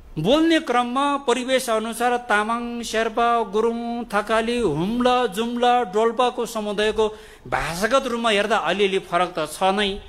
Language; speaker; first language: Nepali; non-native, local second language; Gurung